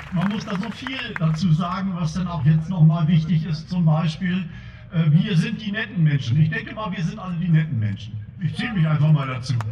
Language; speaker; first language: German; native; German